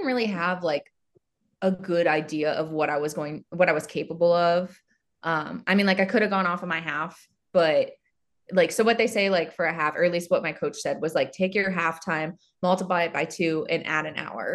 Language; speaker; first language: English; native; English